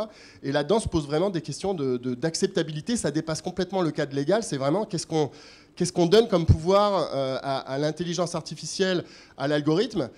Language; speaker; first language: French; native; French